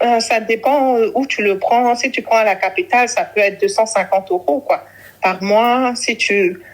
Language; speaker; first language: French; early bilingual, other home language; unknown